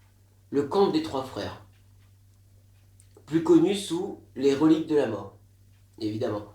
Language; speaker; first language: French; native; French